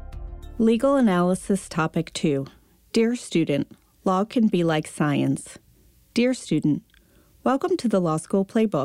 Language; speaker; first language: English; native; English